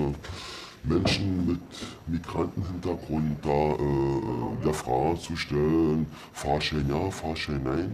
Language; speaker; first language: German; native; German